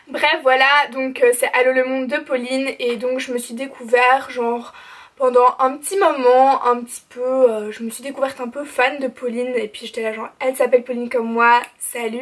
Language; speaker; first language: French; native; French